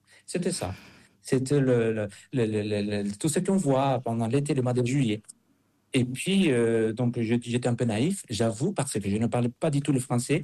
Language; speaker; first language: French; non-native, fluent; Spanish